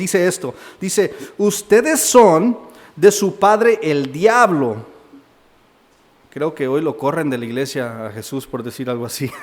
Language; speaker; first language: Spanish; native; Spanish